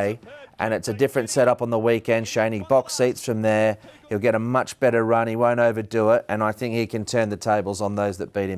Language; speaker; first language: English; native; English